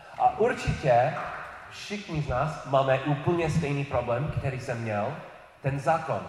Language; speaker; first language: Czech; non-native, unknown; English